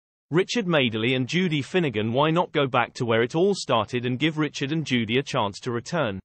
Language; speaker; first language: English; native; English